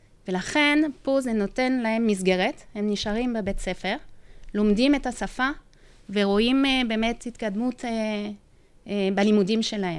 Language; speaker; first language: Hebrew; non-native, fluent; French